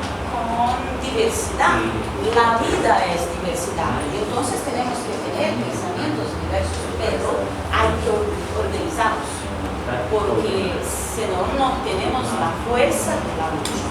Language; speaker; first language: Spanish; non-native, fluent; Portuguese